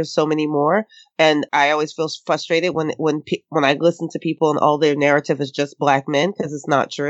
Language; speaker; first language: English; native; English